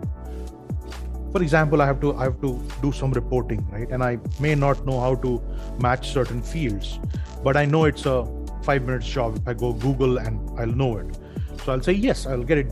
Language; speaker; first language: English; non-native, local second language; Hindi